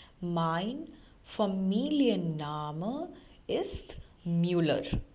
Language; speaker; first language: German; non-native, fluent; Hindi